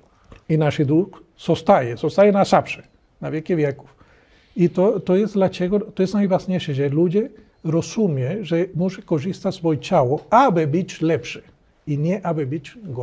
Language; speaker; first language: Polish; non-native, learner; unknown